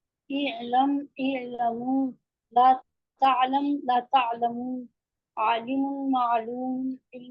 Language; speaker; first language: Arabic; non-native, learner; Urdu